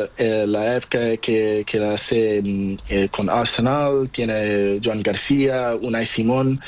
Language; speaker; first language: Spanish; non-native, learner; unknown